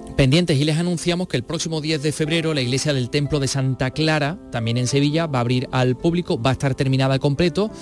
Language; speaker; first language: Spanish; native; Spanish